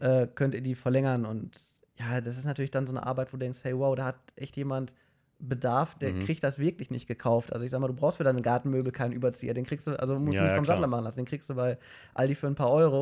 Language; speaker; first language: German; native; German